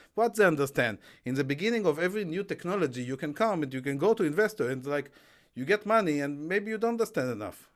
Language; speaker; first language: English; non-native, fluent; Hebrew